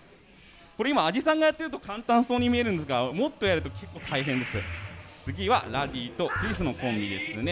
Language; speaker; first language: Japanese; native; Japanese